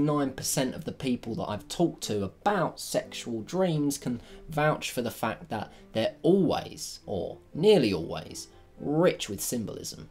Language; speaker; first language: English; native; English